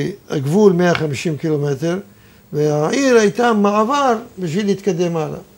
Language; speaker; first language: Hebrew; non-native, fluent; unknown